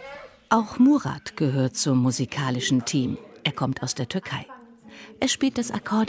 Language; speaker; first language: German; native; German